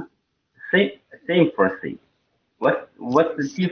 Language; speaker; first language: English; non-native, learner; Chinese